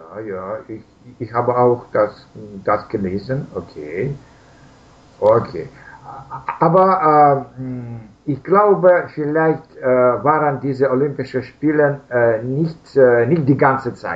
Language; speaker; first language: German; non-native, learner; Russian